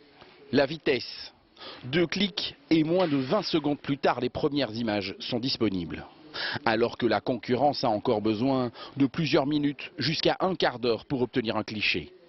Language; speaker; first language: French; native; French